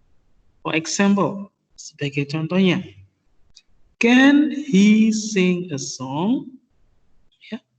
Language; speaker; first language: English; non-native, fluent; Indonesian